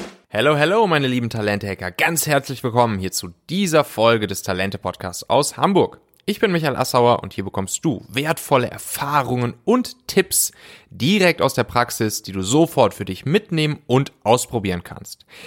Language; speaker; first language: German; native; German